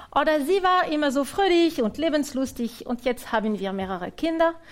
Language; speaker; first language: German; non-native, fluent; French